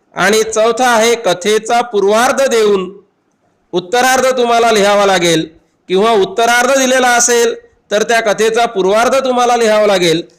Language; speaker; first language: Marathi; native; Marathi